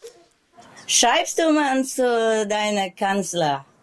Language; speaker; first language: German; non-native, learner; Vietnamese